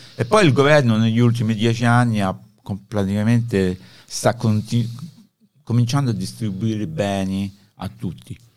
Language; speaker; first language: Italian; native; Italian